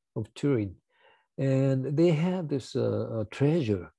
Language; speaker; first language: English; non-native, fluent; Japanese